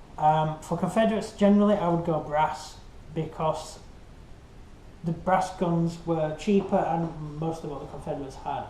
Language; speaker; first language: English; native; English